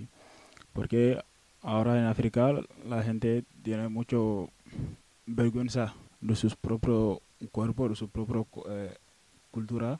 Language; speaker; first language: Spanish; non-native, learner; Wolof